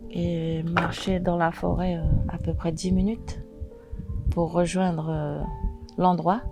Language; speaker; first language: French; non-native, local second language; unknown